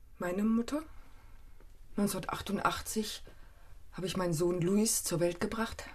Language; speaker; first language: German; native; German